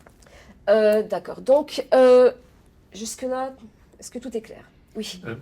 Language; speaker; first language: French; non-native, fluent; Polish